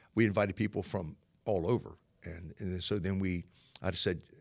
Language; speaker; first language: English; native; English